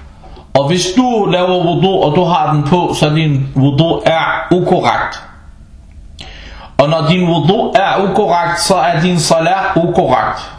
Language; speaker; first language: Danish; non-native, fluent; Arabic